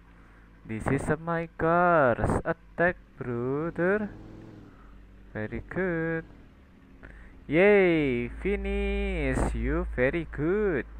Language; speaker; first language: English; non-native, learner; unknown